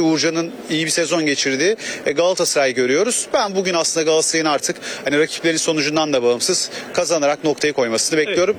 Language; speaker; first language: Turkish; native; Turkish